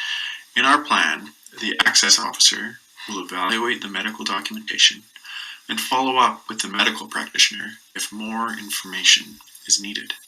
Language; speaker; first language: English; native; English